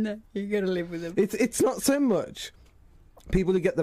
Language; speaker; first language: English; native; English